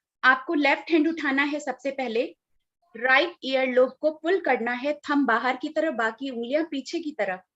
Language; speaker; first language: Hindi; native; Hindi